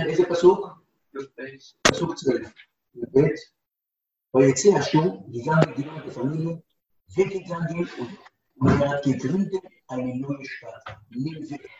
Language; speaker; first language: German; non-native, learner; Hebrew